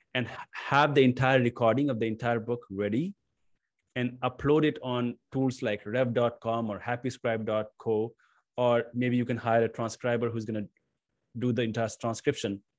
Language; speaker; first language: English; non-native, local second language; Hindi